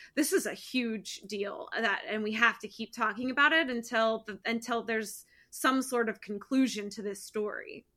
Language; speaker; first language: English; native; English